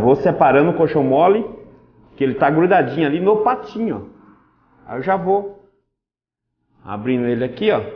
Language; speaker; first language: Portuguese; native; Portuguese